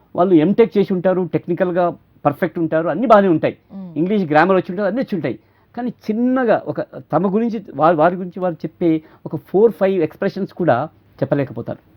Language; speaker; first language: Telugu; native; Telugu